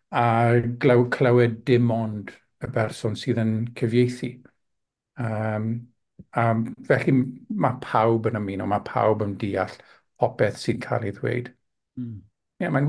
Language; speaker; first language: Welsh; non-native, local second language; English